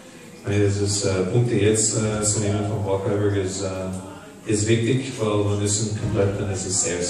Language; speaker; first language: German; non-native, fluent; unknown